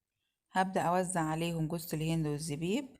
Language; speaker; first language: Arabic; native; Arabic